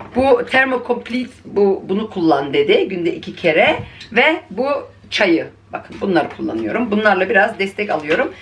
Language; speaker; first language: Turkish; native; Turkish